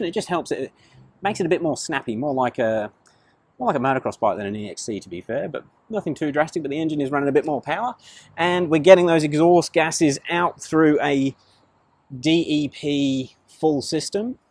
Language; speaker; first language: English; native; English